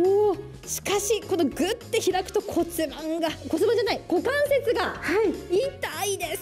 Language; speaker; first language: Japanese; native; Japanese